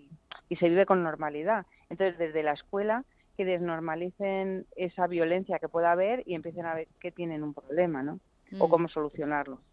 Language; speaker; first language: Spanish; native; Spanish